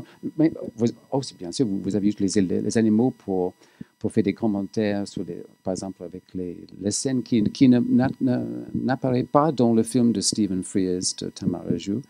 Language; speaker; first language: French; non-native, fluent; English